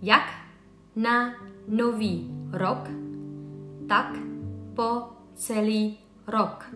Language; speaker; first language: Czech; non-native, fluent; Vietnamese